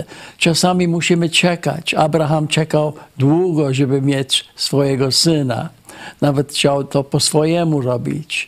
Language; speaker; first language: Polish; non-native, fluent; English